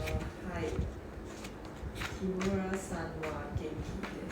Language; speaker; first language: Japanese; non-native, learner; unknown